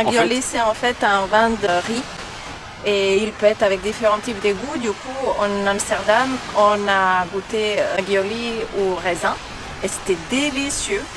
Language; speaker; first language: French; non-native, learner; Croatian